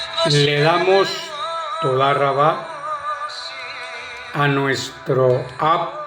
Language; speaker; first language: Spanish; native; Spanish